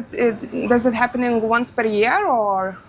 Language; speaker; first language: English; non-native, learner; Lithuanian